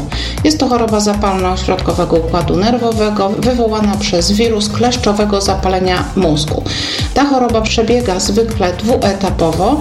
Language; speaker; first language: Polish; native; Polish